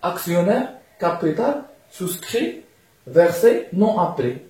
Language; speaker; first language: French; non-native, local second language; Arabic